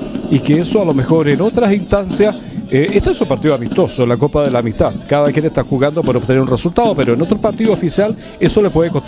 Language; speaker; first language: Spanish; native; Spanish